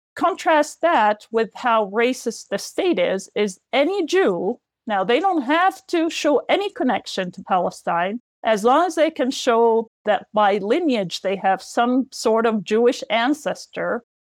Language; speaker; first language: English; non-native, fluent; Arabic